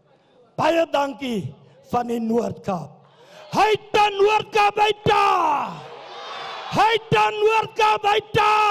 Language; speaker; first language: Afrikaans; non-native, local second language; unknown